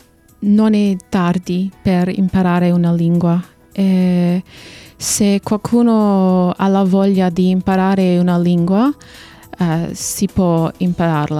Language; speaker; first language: Italian; non-native, fluent; English